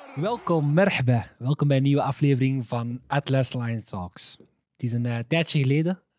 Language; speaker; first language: Dutch; early bilingual, other home language; Arabic